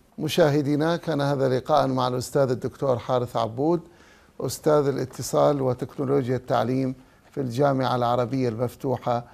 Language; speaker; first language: Arabic; native; Arabic